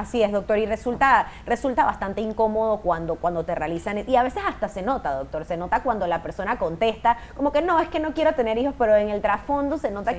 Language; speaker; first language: Spanish; native; Spanish